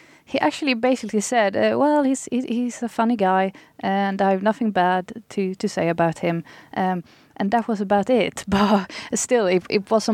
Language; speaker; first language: English; non-native, fluent; Swedish